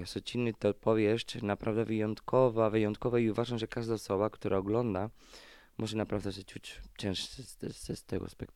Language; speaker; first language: Polish; non-native, fluent; Spanish